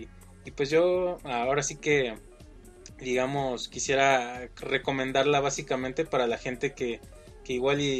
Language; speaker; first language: Spanish; native; Spanish